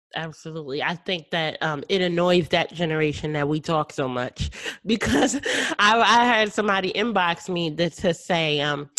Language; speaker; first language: English; native; English